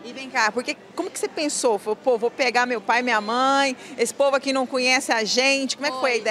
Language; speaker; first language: Portuguese; native; Portuguese